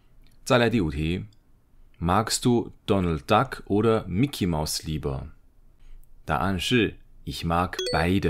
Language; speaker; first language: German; non-native, fluent; Chinese